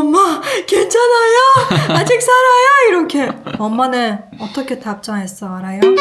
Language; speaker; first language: Korean; non-native, learner; Persian